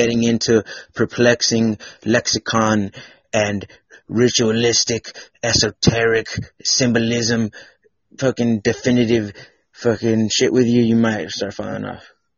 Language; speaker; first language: English; native; English